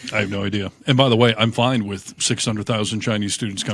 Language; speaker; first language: English; native; English